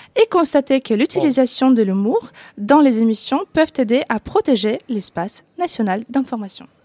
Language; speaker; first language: French; non-native, fluent; Ukrainian